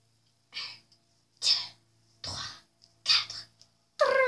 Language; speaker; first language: French; non-native, local second language; English